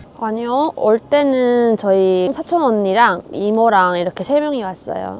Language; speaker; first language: Korean; native; Korean